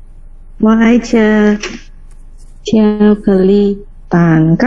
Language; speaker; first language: Chinese; non-native, learner; Indonesian